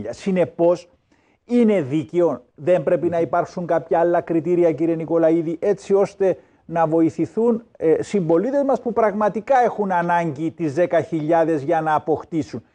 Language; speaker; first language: Greek; native; Greek